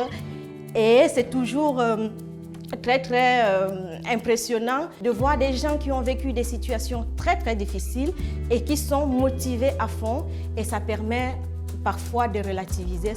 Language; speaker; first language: French; native; French